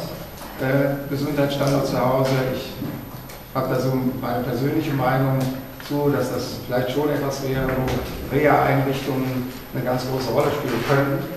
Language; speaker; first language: German; native; German